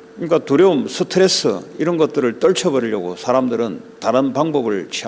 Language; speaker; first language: Korean; native; Korean